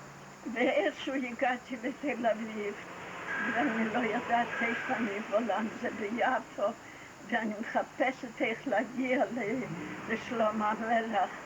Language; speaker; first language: Hebrew; non-native, fluent; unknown